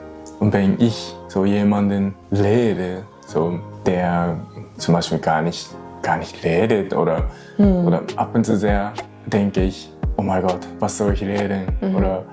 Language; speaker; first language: German; non-native, learner; Japanese